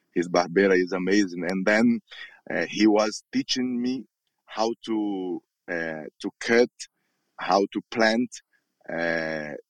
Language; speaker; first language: English; non-native, learner; Portuguese